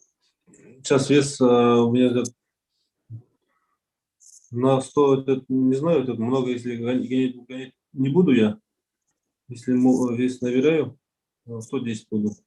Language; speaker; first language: Russian; non-native, learner; Kazakh